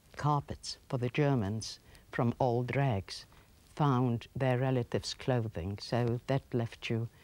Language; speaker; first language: English; early bilingual, other home language; Polish